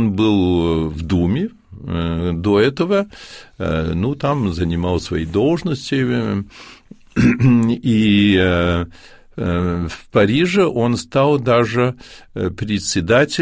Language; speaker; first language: Russian; early bilingual, heritage; Russian